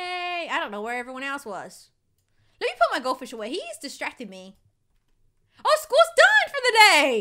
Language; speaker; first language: English; native; English